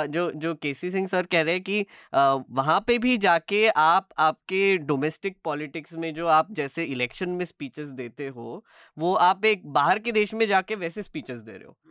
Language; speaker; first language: Hindi; native; Hindi